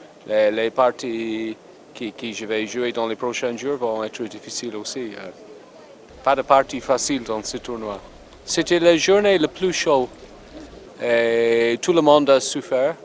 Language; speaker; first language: French; non-native, fluent; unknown